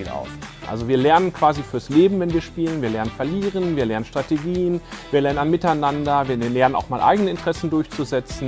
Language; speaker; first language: German; native; German